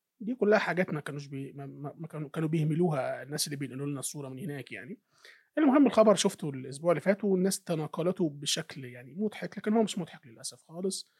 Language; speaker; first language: Arabic; native; Arabic